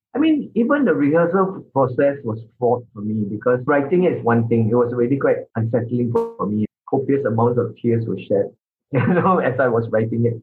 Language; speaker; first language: English; non-native, local second language; Min Nan Chinese